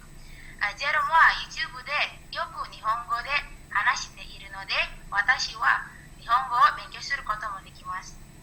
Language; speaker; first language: Japanese; non-native, learner; Indonesian